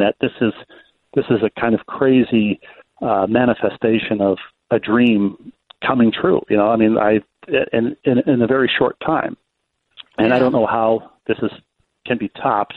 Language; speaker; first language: English; native; English